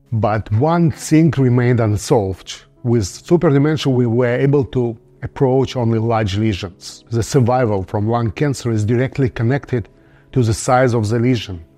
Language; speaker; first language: English; non-native, fluent; Russian